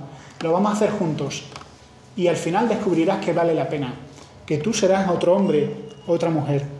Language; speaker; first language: Spanish; native; Spanish